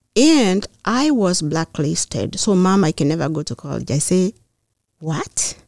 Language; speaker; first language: English; non-native, local second language; Kikuyu